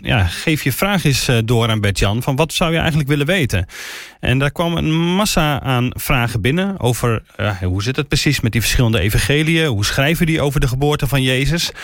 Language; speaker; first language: Dutch; native; Dutch